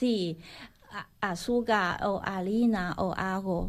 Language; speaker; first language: Spanish; non-native, learner; Chinese